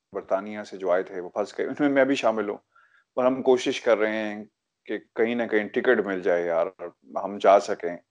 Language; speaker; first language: Urdu; non-native, local second language; Punjabi